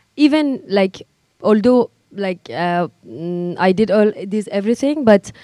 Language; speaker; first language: English; non-native, fluent; Persian